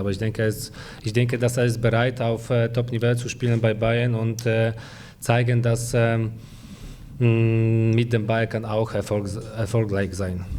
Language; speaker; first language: German; non-native, fluent; Polish